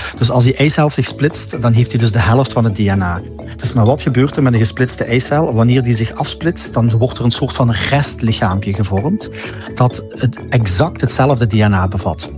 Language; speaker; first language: Dutch; native; Dutch